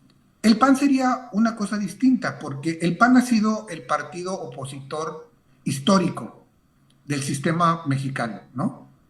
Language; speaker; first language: Spanish; native; Spanish